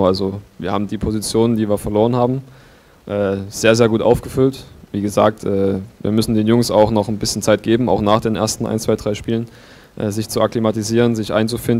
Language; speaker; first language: German; native; German